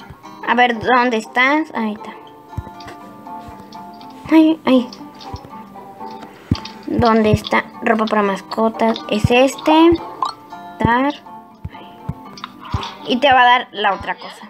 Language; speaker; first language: Spanish; native; Spanish